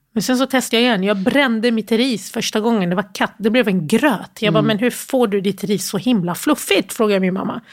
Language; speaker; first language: Swedish; early bilingual, other home language; Arabic